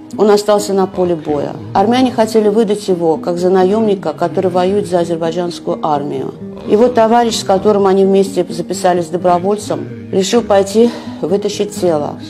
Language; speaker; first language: Russian; native; Russian